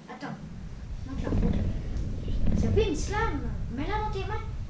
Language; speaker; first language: French; native; French